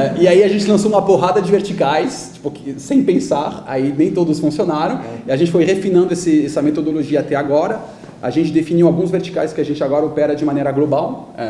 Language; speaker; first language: Portuguese; non-native, fluent; French